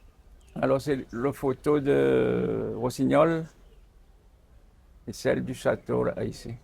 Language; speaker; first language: French; non-native, local second language; Seselwa Creole French